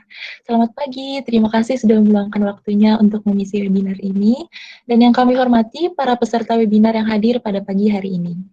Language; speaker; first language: Indonesian; native; Indonesian